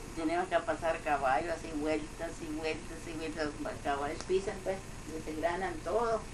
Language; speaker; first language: Spanish; non-native, local second language; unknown